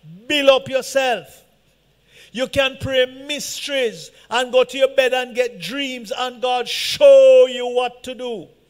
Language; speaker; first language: English; native; English